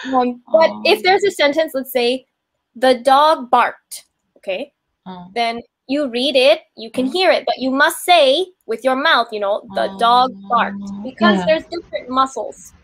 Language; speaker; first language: English; non-native, fluent; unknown